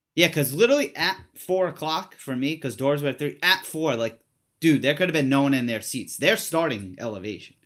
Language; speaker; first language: English; native; English